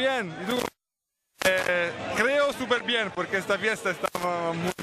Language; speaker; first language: Spanish; non-native, fluent; Italian